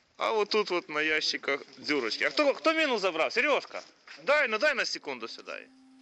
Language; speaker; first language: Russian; non-native, local second language; Ukrainian